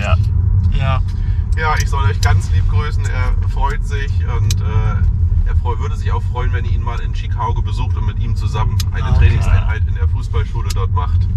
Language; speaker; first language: German; native; German